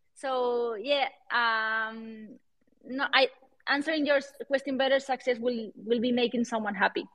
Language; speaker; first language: English; non-native, fluent; Spanish